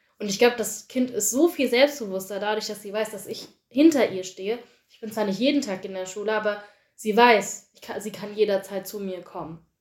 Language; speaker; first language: German; early bilingual, other home language; Tamil